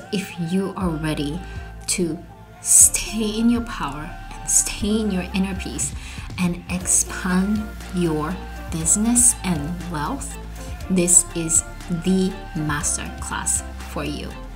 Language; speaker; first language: English; non-native, fluent; Japanese